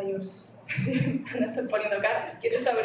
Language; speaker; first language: Spanish; native; Spanish